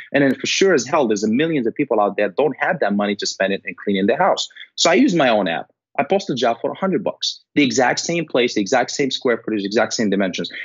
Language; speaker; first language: English; non-native, fluent; Arabic